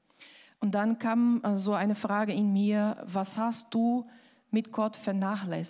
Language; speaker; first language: German; non-native, fluent; Portuguese